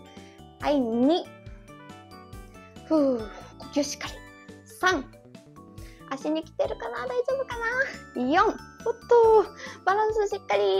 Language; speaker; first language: Japanese; native; Japanese